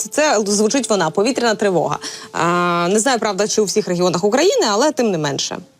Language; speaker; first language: Ukrainian; native; Ukrainian